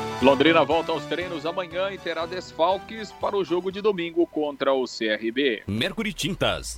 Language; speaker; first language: Portuguese; native; Portuguese